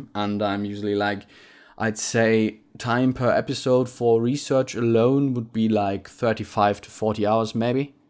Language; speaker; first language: English; non-native, fluent; German